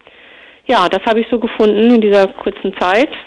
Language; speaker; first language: German; native; German